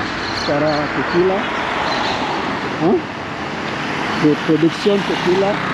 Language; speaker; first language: Spanish; non-native, learner; English